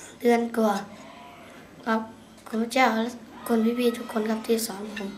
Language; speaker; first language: Thai; non-native, local second language; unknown